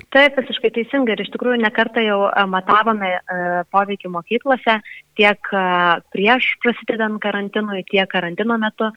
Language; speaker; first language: Lithuanian; native; Lithuanian